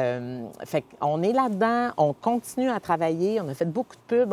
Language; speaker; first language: French; native; French